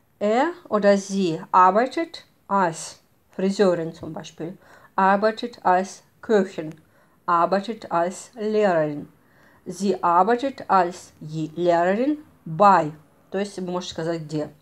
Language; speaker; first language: German; non-native, fluent; Russian